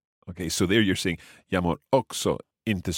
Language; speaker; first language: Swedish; non-native, learner; English